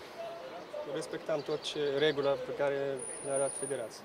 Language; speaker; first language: Romanian; non-native, learner; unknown